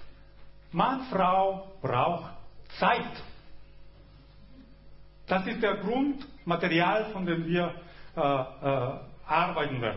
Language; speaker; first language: German; non-native, fluent; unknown